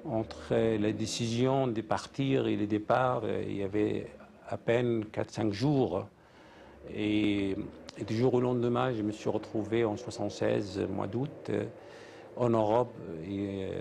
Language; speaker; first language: French; non-native, fluent; Arabic